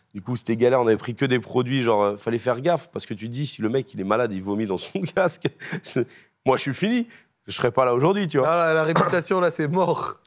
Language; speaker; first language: French; native; French